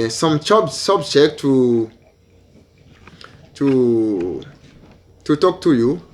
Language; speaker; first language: English; non-native, learner; Haitian Creole